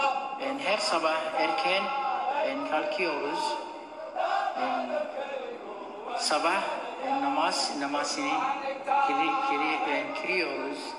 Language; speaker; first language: Turkish; non-native, learner; Somali